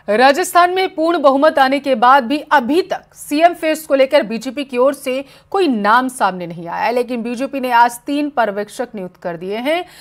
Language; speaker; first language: Hindi; native; Hindi